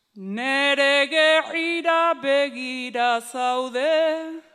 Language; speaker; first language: Spanish; non-native, local second language; Basque